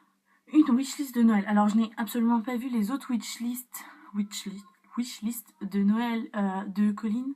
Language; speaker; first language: French; native; French